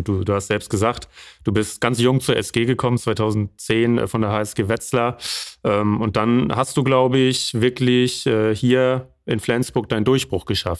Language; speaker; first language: German; native; German